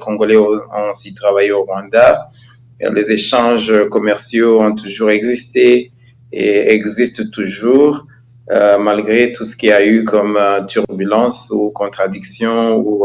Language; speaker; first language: French; non-native, local second language; Kinyarwanda